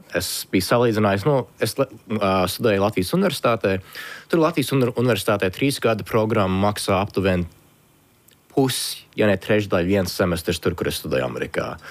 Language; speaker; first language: Latvian; early bilingual, heritage; Latvian